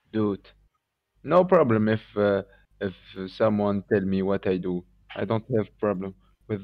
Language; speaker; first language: English; non-native, learner; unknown